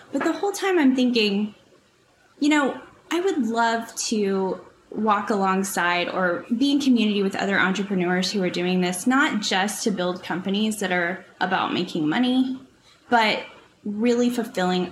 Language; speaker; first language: English; native; English